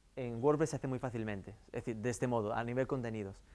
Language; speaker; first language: Spanish; native; Spanish